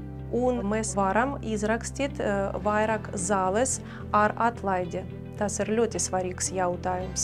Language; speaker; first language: Latvian; non-native, fluent; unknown